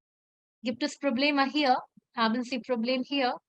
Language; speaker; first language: German; non-native, learner; Hindi